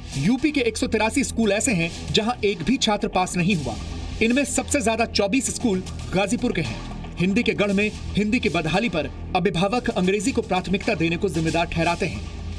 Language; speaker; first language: Hindi; native; Hindi